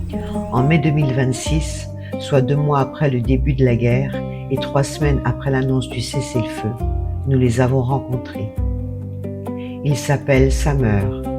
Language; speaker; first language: French; native; French